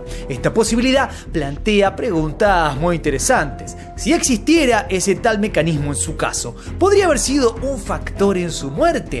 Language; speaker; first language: Spanish; native; Spanish